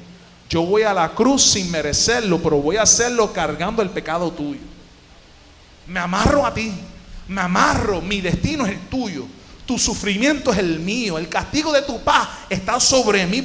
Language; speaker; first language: Spanish; native; Spanish